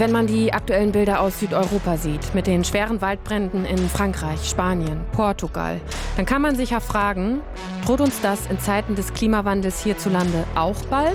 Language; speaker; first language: German; native; German